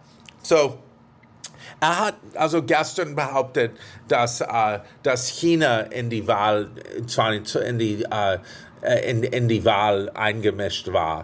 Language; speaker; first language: German; non-native, fluent; English